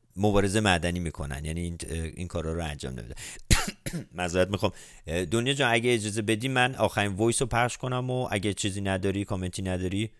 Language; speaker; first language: Persian; native; Persian